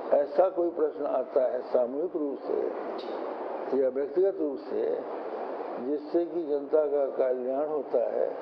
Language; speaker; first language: Hindi; native; Hindi